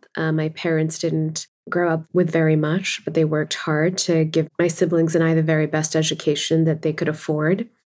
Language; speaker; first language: English; non-native, local second language; Urdu